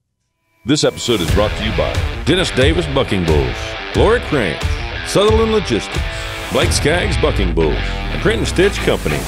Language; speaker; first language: English; native; English